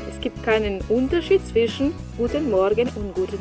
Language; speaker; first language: German; non-native, fluent; Italian